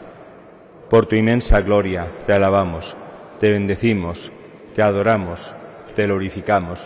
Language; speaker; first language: Spanish; native; Spanish